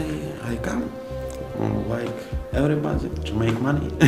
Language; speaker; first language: English; non-native, learner; Russian